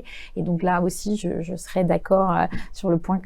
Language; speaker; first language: French; native; French